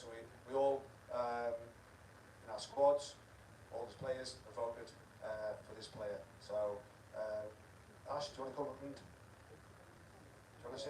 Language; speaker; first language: English; native; English